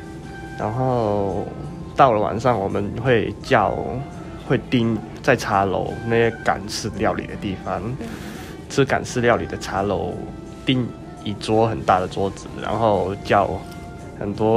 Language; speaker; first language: Chinese; non-native, local second language; Cantonese